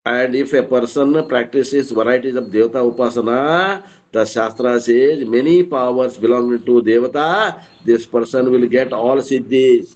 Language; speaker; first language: English; non-native, local second language; Kannada